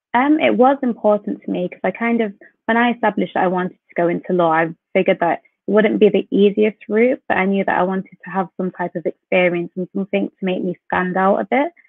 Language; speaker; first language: English; native; English